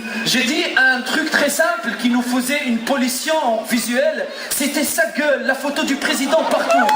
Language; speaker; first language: French; non-native, local second language; Arabic